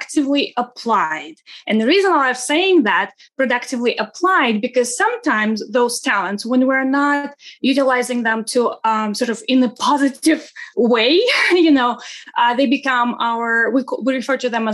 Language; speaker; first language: English; non-native, fluent; Russian